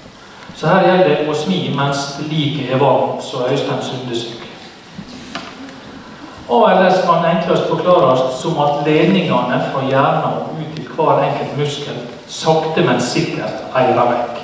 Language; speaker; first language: Norwegian; native; Norwegian